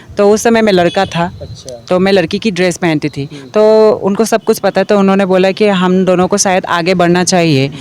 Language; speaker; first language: Hindi; non-native, local second language; Assamese